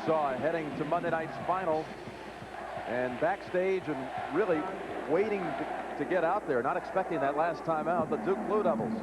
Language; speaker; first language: English; native; English